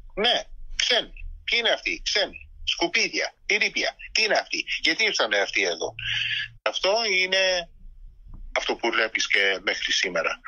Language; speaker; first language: Greek; early bilingual, heritage; Greek